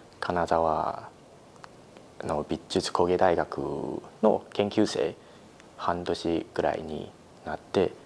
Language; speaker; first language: Japanese; non-native, fluent; Chinese